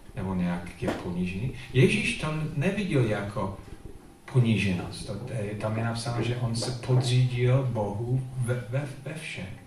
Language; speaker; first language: Czech; non-native, fluent; English